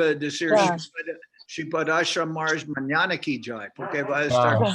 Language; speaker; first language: Spanish; non-native, fluent; English